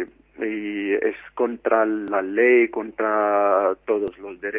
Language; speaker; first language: Spanish; non-native, fluent; Arabic